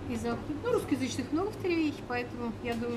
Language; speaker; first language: Russian; native; Russian